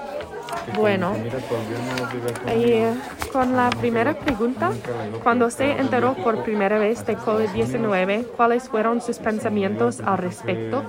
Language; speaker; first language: Spanish; non-native, fluent; English